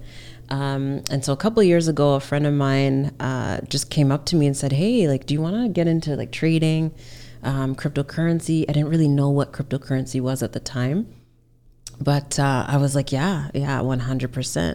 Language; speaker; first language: English; native; English